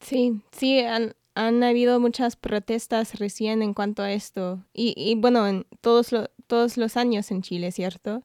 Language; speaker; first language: Spanish; non-native, fluent; English